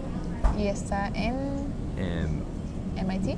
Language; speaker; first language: Spanish; non-native, fluent; English